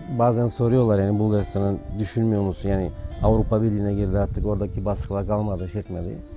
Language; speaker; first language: Turkish; native; Turkish